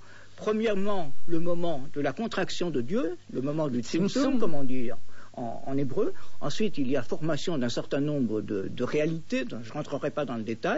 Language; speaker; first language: French; native; French